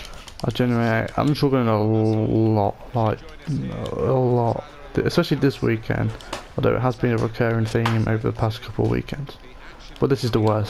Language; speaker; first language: English; native; English